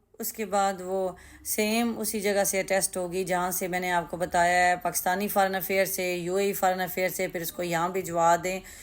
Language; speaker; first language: Urdu; native; Urdu